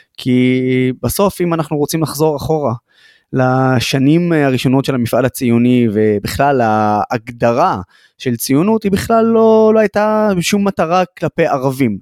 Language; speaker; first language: Hebrew; non-native, local second language; Arabic